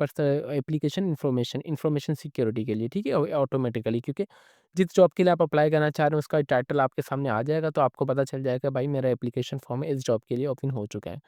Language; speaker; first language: Hindi; non-native, local second language; Punjabi